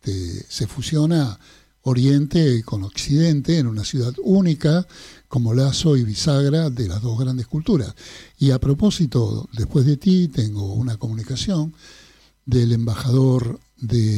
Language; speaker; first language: Spanish; native; Spanish